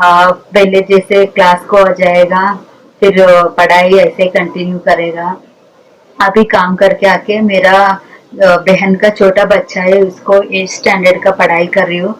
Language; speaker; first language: Hindi; non-native, local second language; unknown